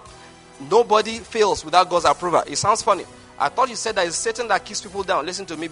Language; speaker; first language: English; non-native, local second language; Igbo